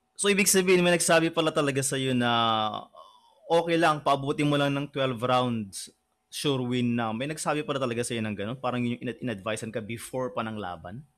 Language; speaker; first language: Filipino; native; Filipino